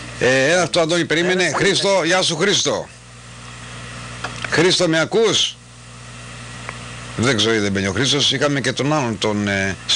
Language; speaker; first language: Greek; native; Greek